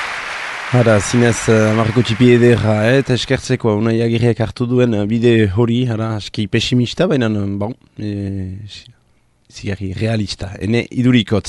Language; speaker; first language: Basque; native; Basque